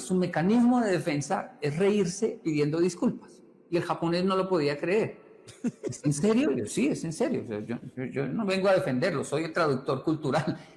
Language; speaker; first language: Spanish; native; Spanish